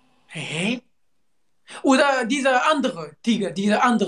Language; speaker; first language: German; non-native, learner; Turkish